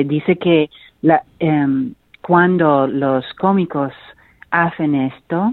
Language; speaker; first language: Spanish; non-native, fluent; English